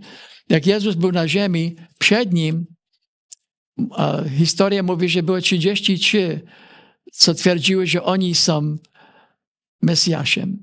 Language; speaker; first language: Polish; early bilingual, heritage; Polish